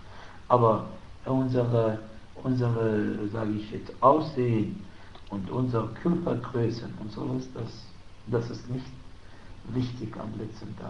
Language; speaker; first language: German; non-native, fluent; Arabic